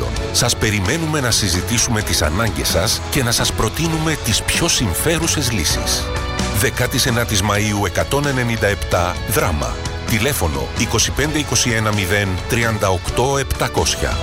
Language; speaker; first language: Greek; native; Greek